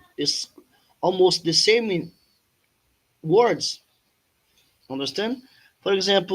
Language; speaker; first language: English; non-native, fluent; Portuguese